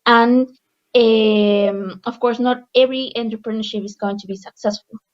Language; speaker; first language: English; non-native, fluent; Spanish